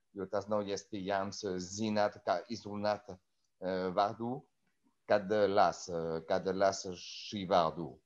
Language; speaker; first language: Latvian; non-native, learner; French